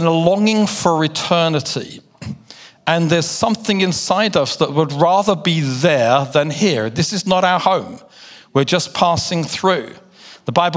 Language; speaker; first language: English; native; English